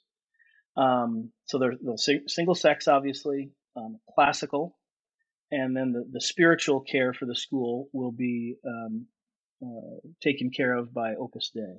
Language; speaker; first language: English; native; English